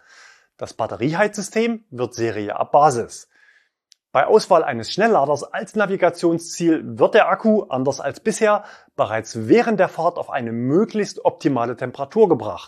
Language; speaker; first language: German; native; German